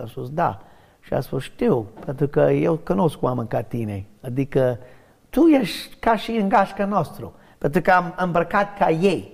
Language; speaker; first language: Romanian; non-native, learner; English